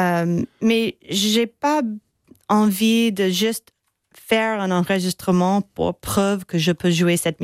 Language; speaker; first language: French; non-native, fluent; English